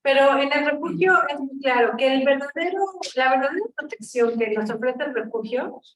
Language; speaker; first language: Spanish; native; Spanish